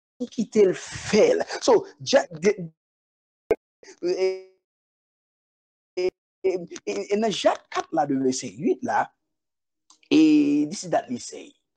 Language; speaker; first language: English; non-native, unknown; Haitian Creole